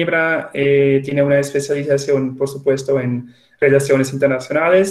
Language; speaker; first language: Spanish; non-native, fluent; Swiss German